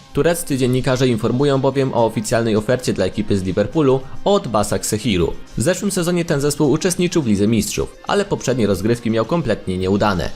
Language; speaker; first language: Polish; native; Polish